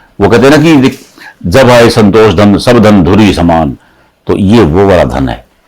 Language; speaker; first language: Hindi; native; Hindi